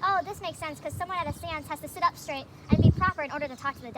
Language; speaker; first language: English; native; English